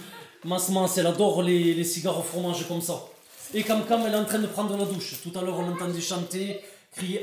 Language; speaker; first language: French; native; French